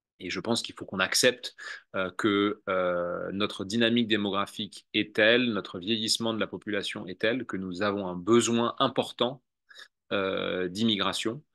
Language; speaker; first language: French; native; French